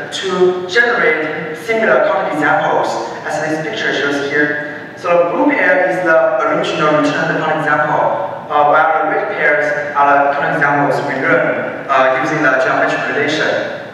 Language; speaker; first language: English; non-native, fluent; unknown